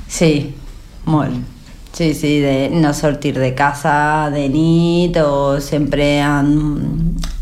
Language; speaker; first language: Catalan; non-native, learner; Spanish